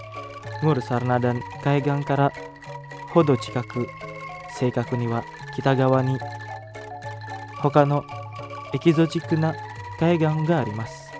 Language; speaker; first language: Japanese; non-native, fluent; Indonesian